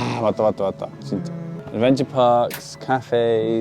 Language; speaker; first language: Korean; non-native, fluent; English